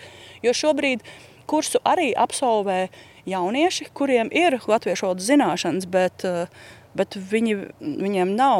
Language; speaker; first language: Latvian; early bilingual, heritage; Latvian